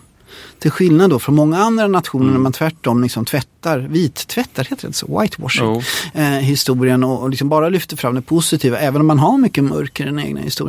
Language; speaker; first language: Swedish; native; Swedish